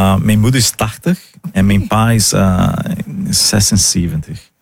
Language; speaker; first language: Dutch; non-native, fluent; Portuguese